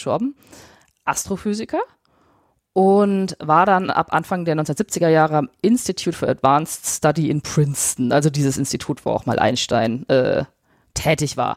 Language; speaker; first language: German; native; German